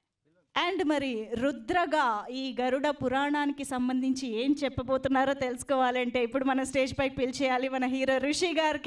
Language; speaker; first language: Telugu; native; Telugu